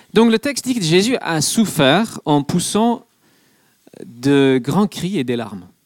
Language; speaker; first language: French; non-native, fluent; English